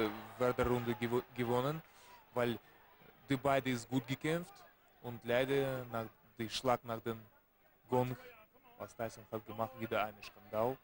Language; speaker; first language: German; non-native, learner; Russian